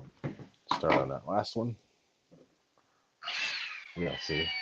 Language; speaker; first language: English; native; English